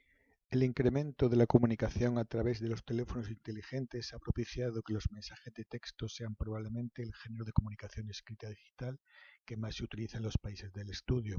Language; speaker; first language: Spanish; native; Spanish